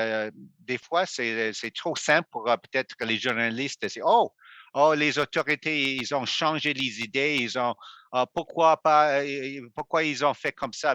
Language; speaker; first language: French; non-native, local second language; English